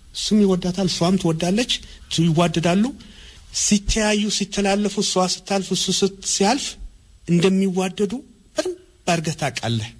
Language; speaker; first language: Amharic; non-native, local second language; Tigrinya